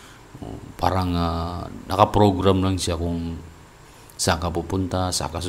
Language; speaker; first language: Filipino; native; Filipino